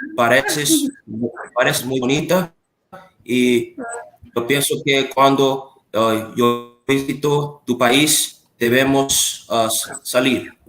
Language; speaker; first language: Spanish; early bilingual, other home language; English